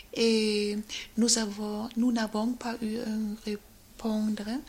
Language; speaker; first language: French; non-native, learner; German